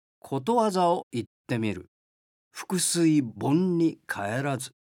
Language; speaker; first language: Japanese; native; Japanese